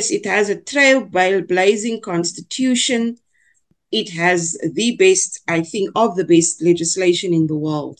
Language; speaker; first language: English; non-native, local second language; Afrikaans